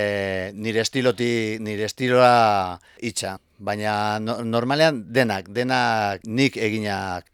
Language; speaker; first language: Basque; non-native, local second language; Spanish